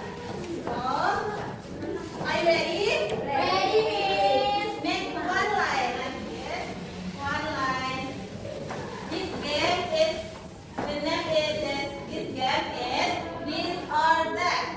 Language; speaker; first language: English; non-native, learner; Indonesian